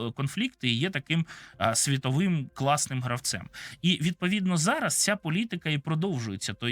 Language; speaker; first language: Ukrainian; non-native, local second language; Russian